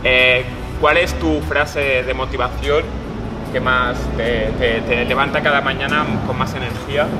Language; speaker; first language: Spanish; native; Spanish